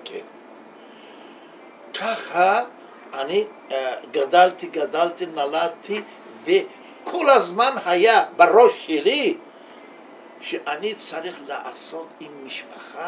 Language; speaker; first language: Hebrew; non-native, learner; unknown